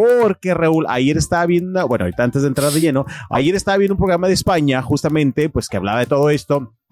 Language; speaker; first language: Spanish; native; Spanish